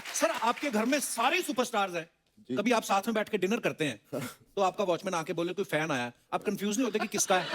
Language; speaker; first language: Hindi; non-native, local second language; Punjabi